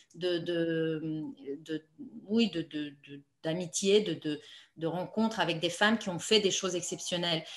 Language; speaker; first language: French; non-native, fluent; Romanian